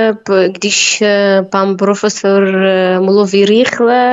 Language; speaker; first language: Czech; non-native, learner; Arabic